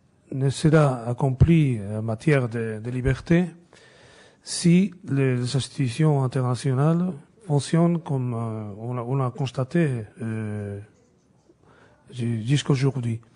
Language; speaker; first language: French; non-native, fluent; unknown